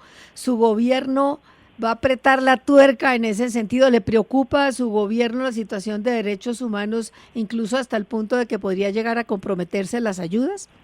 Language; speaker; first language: Spanish; native; Spanish